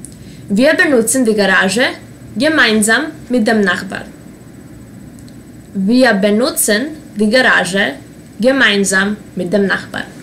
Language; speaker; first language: German; non-native, fluent; Serbian